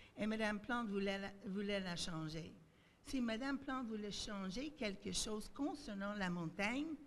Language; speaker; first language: French; native; French